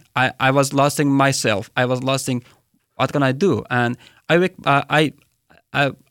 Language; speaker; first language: English; non-native, fluent; Persian